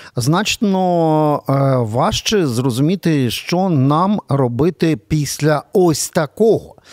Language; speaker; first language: Ukrainian; native; Ukrainian